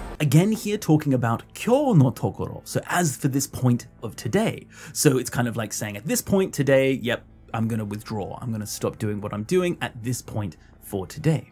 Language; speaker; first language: English; native; English